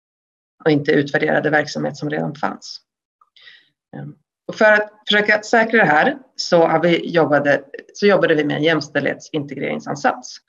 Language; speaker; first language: Swedish; native; Swedish